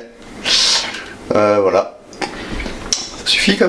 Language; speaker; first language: French; native; French